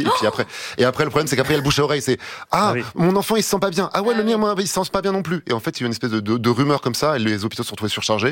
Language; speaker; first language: French; native; French